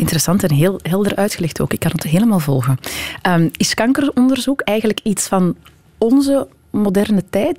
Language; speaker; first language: Dutch; native; Dutch